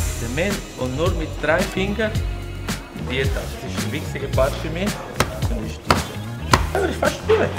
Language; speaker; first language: German; non-native, learner; Italian